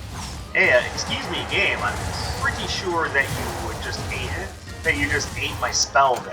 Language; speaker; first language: English; native; English